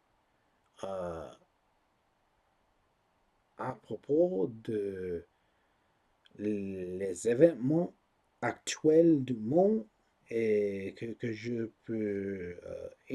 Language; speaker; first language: French; non-native, learner; English